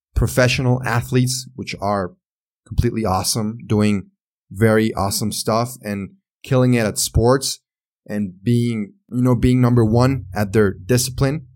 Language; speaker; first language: English; non-native, fluent; Spanish